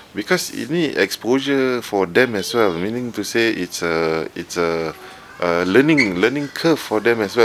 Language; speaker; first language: English; non-native, local second language; Malay